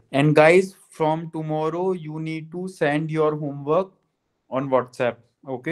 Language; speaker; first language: English; non-native, local second language; Hindi